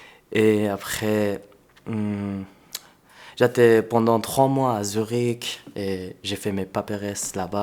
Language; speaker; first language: French; non-native, fluent; Persian